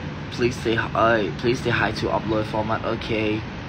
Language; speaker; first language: English; non-native, learner; Thai